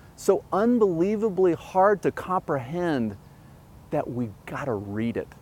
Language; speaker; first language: English; early bilingual, other home language; Dutch